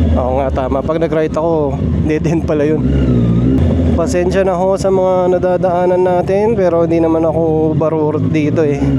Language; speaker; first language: Filipino; non-native, local second language; Pampanga